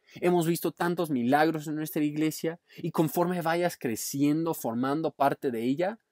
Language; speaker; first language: Spanish; non-native, fluent; English